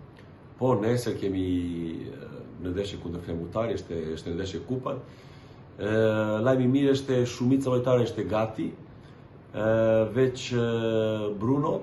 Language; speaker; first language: Albanian; non-native, learner; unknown